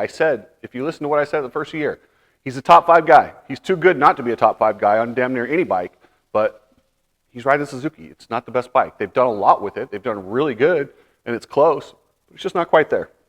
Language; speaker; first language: English; native; English